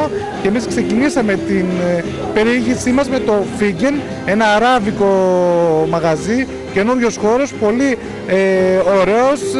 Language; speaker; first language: Greek; native; Greek